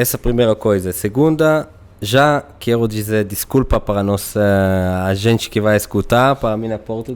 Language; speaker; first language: Portuguese; non-native, learner; Hebrew